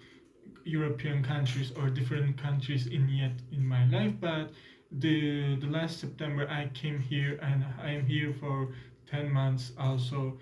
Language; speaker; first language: English; non-native, learner; Turkish